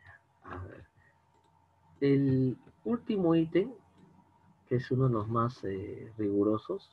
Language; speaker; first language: Spanish; native; Spanish